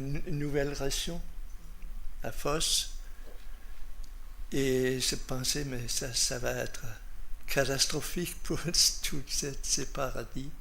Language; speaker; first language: French; non-native, fluent; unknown